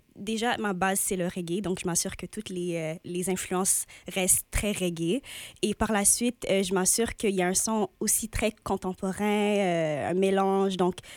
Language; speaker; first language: French; native; French